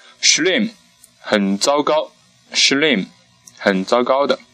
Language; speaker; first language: German; non-native, learner; Chinese